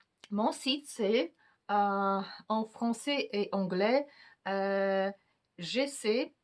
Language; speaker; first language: French; non-native, fluent; Polish